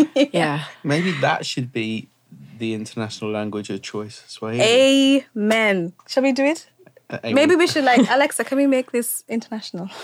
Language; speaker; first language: English; non-native, local second language; Swahili